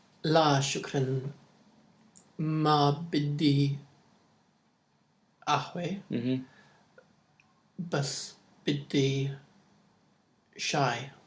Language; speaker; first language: Arabic; non-native, learner; English